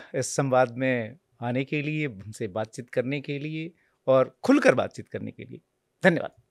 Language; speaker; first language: Hindi; native; Hindi